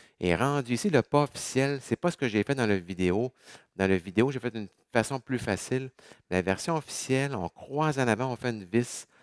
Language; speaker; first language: French; native; French